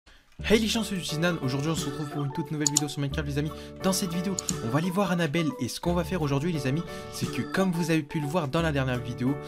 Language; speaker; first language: French; native; French